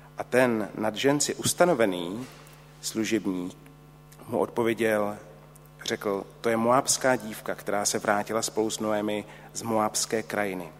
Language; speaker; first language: Czech; native; Czech